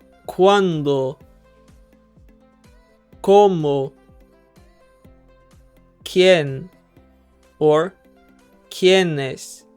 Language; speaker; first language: Spanish; non-native, fluent; English